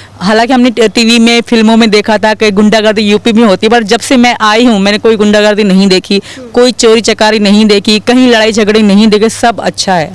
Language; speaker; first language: Urdu; non-native, local second language; Sindhi